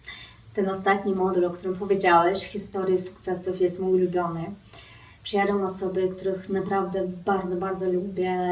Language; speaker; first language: Polish; non-native, fluent; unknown